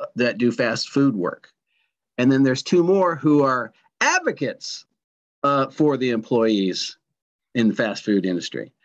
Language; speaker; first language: English; native; English